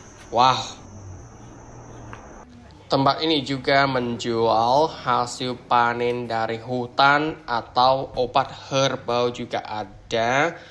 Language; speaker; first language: Indonesian; non-native, learner; Vietnamese